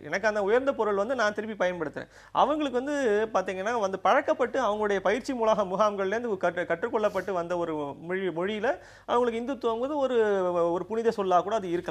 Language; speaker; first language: Tamil; native; Tamil